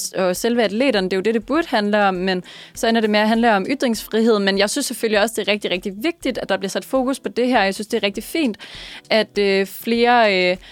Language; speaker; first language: Danish; native; Danish